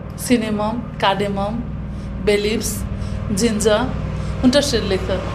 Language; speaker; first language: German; non-native, learner; Nepali